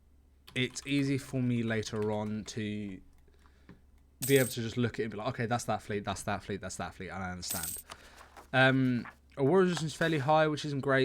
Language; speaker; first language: English; native; English